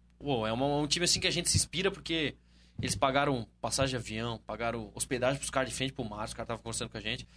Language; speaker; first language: Portuguese; native; Portuguese